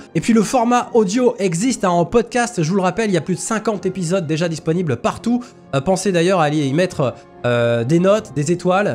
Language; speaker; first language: French; native; French